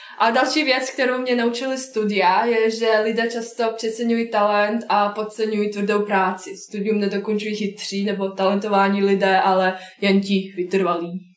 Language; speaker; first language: Czech; non-native, fluent; Bosnian